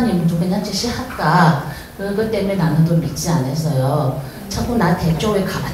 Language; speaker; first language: Korean; non-native, learner; Chinese